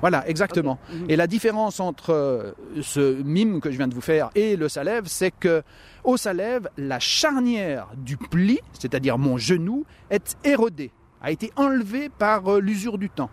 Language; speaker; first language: French; native; French